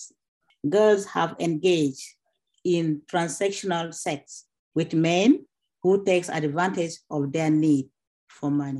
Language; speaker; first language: English; non-native, local second language; Acoli